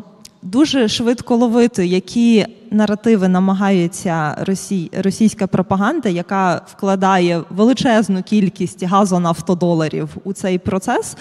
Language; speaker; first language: Ukrainian; native; Ukrainian